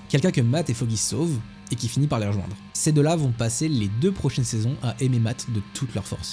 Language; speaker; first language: French; native; French